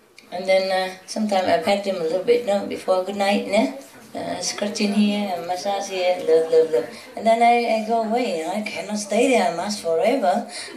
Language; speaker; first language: English; non-native, fluent; Vietnamese